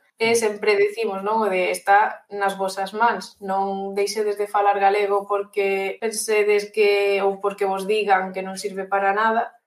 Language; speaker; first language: Galician; non-native, local second language; Spanish